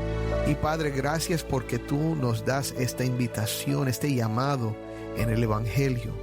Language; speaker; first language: Spanish; native; Spanish